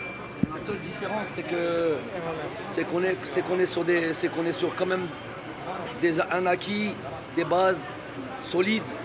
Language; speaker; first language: French; native; French